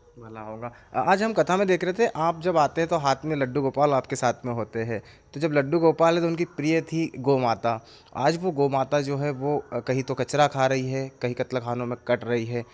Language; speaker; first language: Hindi; native; Hindi